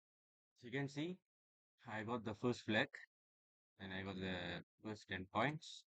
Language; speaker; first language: English; non-native, local second language; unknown